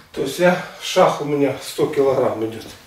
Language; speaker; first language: Russian; native; Russian